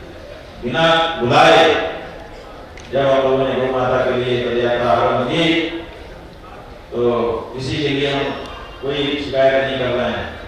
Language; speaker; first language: Hindi; native; Hindi